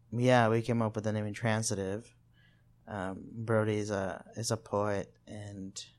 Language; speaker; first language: English; non-native, fluent; Spanish